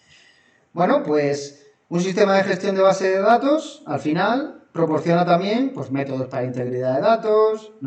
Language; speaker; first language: Spanish; native; Spanish